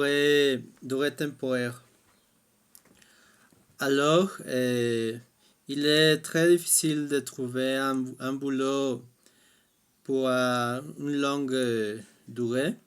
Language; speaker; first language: French; non-native, fluent; Spanish